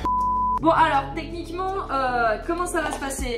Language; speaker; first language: French; native; French